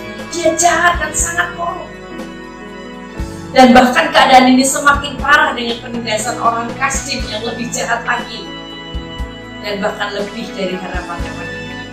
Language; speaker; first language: Indonesian; native; Indonesian